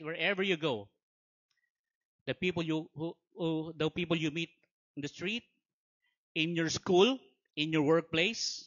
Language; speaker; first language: English; non-native, local second language; Filipino